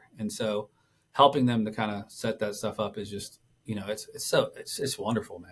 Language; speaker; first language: English; native; English